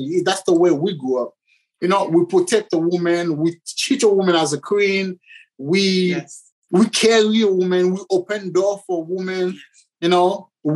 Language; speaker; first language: English; non-native, fluent; Haitian Creole